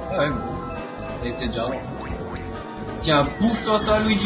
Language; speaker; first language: French; native; French